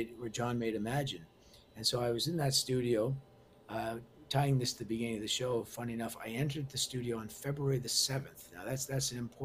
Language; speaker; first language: English; native; English